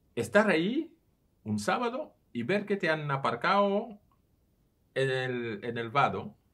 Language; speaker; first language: Spanish; non-native, fluent; Serer